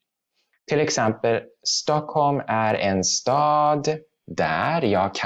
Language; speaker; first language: Swedish; non-native, fluent; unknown